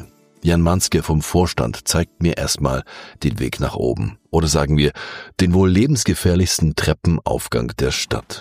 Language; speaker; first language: German; native; German